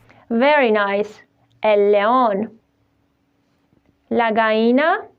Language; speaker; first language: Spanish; non-native, fluent; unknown